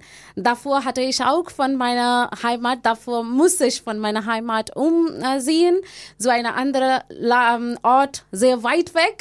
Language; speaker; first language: German; non-native, learner; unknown